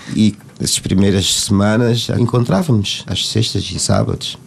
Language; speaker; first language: Portuguese; non-native, local second language; Kabuverdianu